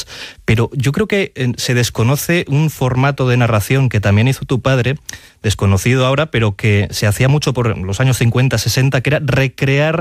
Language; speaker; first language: Spanish; native; Spanish